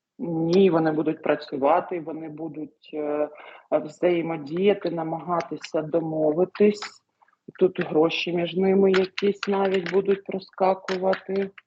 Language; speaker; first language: Ukrainian; native; Ukrainian